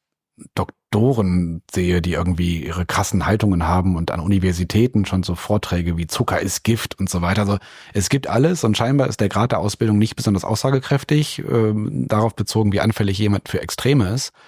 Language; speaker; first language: German; native; German